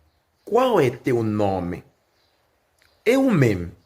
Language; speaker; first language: Portuguese; non-native, learner; Haitian Creole